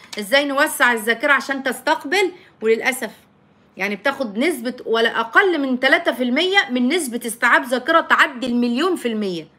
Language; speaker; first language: Arabic; native; Arabic